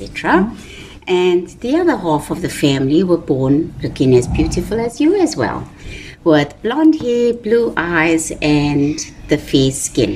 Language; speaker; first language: English; native; English